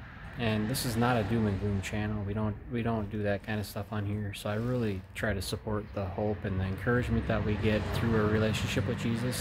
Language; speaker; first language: English; native; English